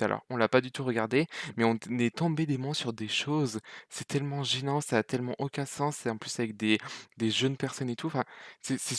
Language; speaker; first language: French; native; French